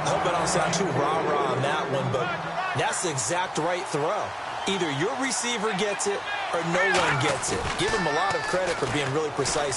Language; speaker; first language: English; native; English